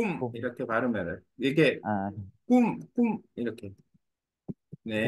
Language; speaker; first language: Korean; native; Korean